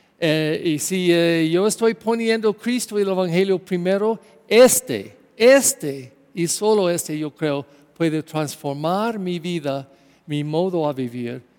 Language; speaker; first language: Spanish; non-native, learner; English